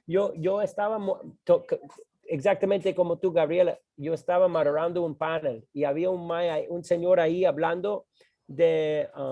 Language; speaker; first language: Spanish; non-native, fluent; English